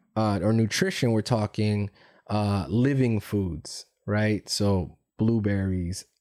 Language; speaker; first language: English; early bilingual, other home language; Spanish